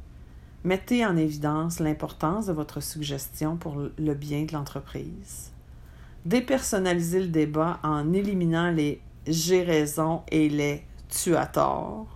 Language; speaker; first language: French; native; French